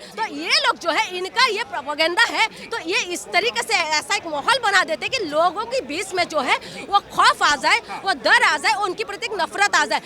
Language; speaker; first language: Hindi; non-native, local second language; Assamese